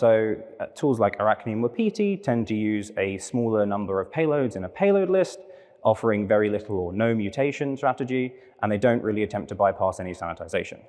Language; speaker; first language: English; native; English